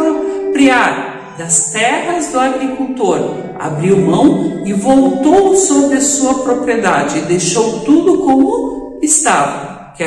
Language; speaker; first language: Portuguese; native; Portuguese